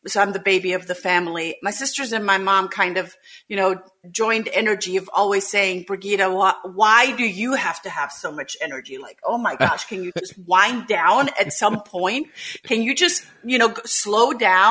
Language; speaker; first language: English; non-native, fluent; German